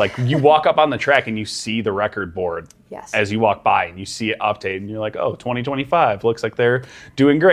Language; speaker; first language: English; native; English